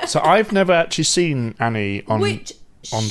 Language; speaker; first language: English; native; English